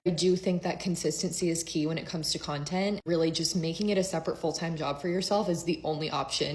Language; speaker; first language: English; native; English